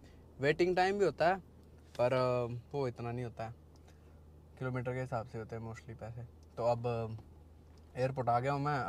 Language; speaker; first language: Hindi; native; Hindi